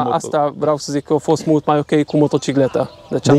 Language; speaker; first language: Romanian; non-native, local second language; Hungarian